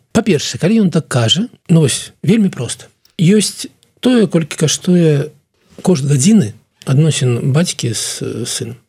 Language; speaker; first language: Belarusian; non-native, local second language; Russian